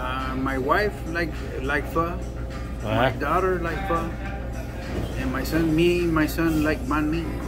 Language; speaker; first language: English; non-native, learner; Spanish